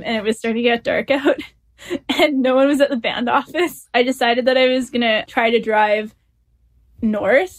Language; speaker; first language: English; native; English